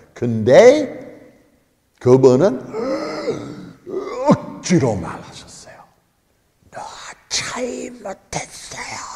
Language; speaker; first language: Korean; non-native, fluent; English